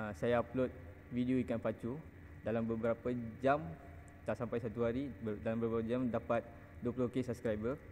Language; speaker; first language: Malay; non-native, local second language; Tamil